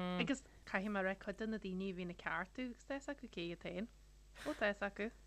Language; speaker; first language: Irish; native; Irish